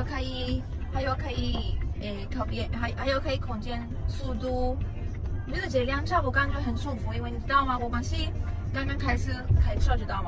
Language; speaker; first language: Chinese; non-native, learner; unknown